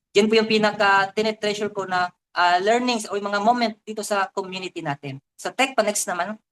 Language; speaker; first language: Filipino; native; Filipino